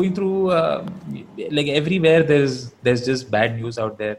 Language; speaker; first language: English; non-native, local second language; Malayalam